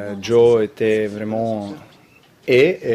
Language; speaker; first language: French; non-native, learner; Serbian